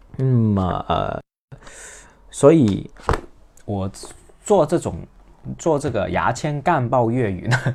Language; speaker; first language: Chinese; non-native, local second language; Cantonese